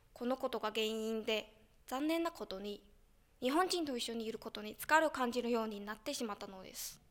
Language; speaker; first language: Japanese; non-native, fluent; Chinese